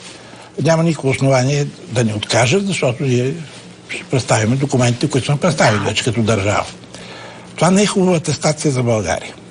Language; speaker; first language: Bulgarian; native; Bulgarian